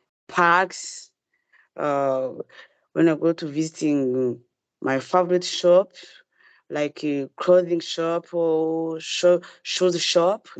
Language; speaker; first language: English; non-native, learner; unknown